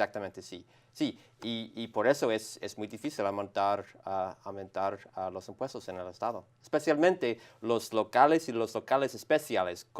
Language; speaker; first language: Spanish; non-native, learner; English